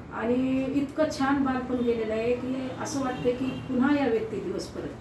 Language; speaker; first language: Marathi; non-native, local second language; Urdu